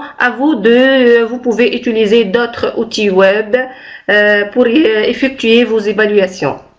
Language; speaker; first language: French; non-native, local second language; Arabic